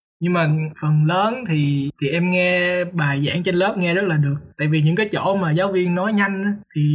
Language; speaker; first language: Vietnamese; native; Vietnamese